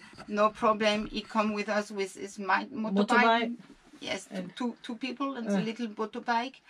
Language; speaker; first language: English; non-native, learner; French